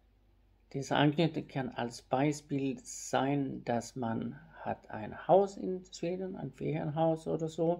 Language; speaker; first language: German; non-native, fluent; Swedish